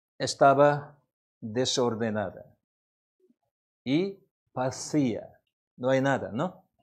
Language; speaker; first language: Spanish; non-native, learner; Korean